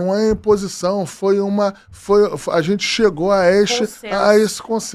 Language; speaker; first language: Portuguese; native; Portuguese